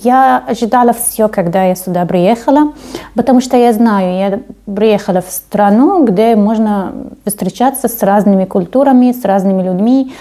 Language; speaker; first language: Russian; non-native, fluent; Arabic